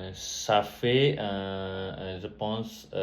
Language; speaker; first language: French; non-native, learner; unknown